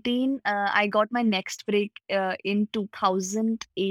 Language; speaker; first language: English; non-native, local second language; Punjabi